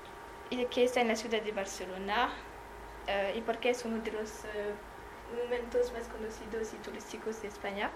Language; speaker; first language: Spanish; non-native, learner; French